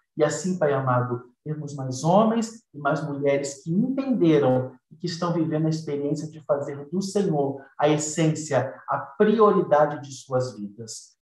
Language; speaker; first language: Portuguese; native; Portuguese